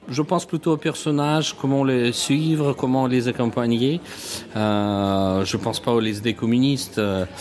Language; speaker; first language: French; non-native, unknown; Russian